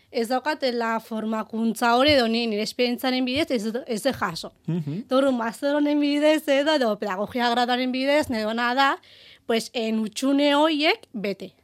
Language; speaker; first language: Basque; early bilingual, heritage; Basque